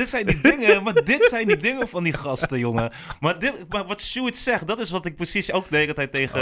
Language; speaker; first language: Dutch; native; Dutch